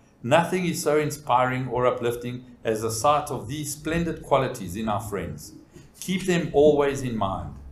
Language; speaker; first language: English; early bilingual, other home language; Portuguese